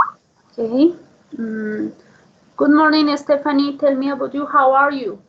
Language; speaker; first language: English; non-native, learner; Spanish